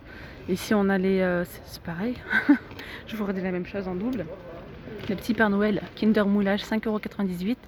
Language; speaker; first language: French; native; French